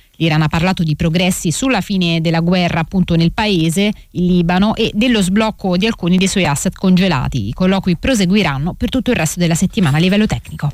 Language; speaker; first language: Italian; native; Italian